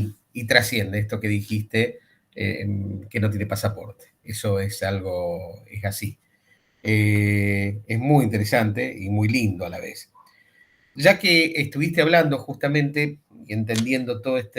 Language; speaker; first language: Spanish; native; Spanish